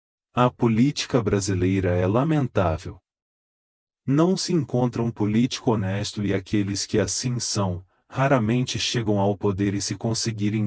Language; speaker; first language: Portuguese; native; Portuguese